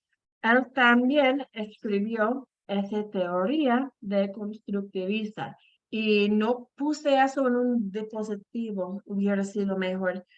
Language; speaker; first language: Spanish; non-native, fluent; English